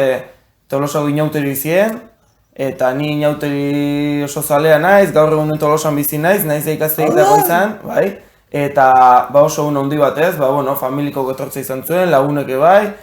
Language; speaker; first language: Basque; native; Basque